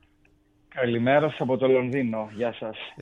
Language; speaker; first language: Greek; native; Greek